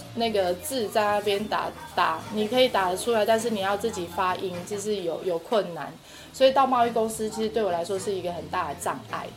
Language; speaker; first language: Chinese; non-native, local second language; Amis